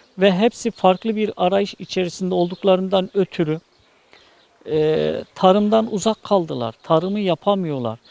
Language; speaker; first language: Turkish; native; Turkish